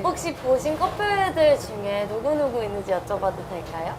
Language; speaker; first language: Korean; native; Korean